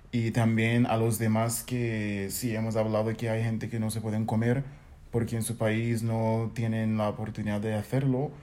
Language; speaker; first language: Spanish; non-native, fluent; English